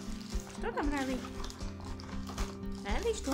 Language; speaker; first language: Russian; non-native, learner; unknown